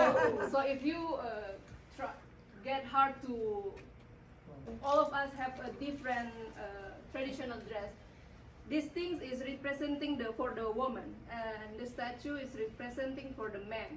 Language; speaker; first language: English; non-native, local second language; Indonesian